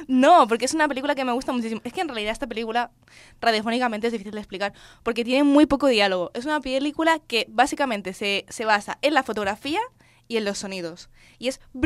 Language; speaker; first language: Spanish; native; Spanish